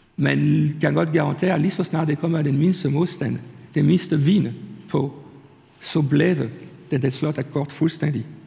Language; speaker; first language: Danish; non-native, fluent; French